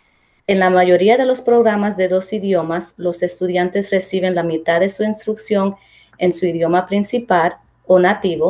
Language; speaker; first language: Spanish; early bilingual, heritage; Spanish